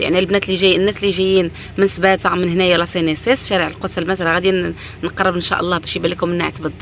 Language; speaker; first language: Arabic; native; Arabic